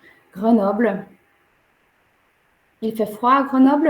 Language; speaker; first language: French; non-native, fluent; Ukrainian